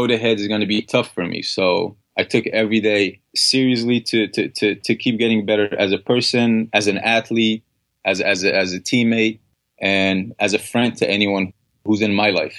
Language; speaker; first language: English; non-native, fluent; Arabic